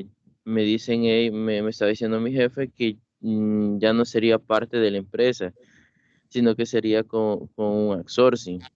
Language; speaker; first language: Spanish; native; Spanish